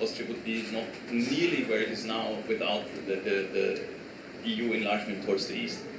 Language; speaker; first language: English; non-native, fluent; German